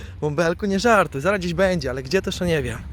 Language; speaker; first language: Polish; native; Polish